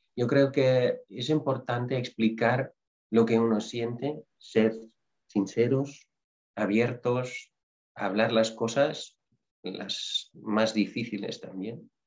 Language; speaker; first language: Spanish; non-native, fluent; Dutch